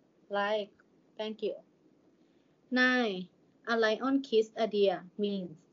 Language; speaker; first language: English; non-native, learner; Thai